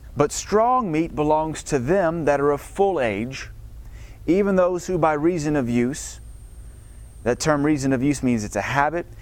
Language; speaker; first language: English; native; English